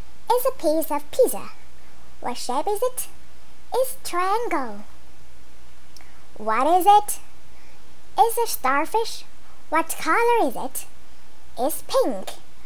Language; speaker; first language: English; non-native, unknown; Vietnamese